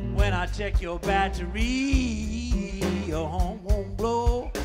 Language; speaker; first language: English; native; English